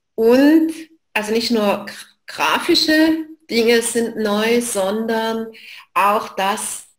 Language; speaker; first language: German; native; German